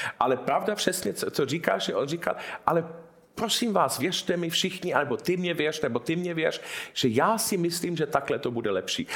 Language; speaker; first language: Czech; early bilingual, heritage; Czech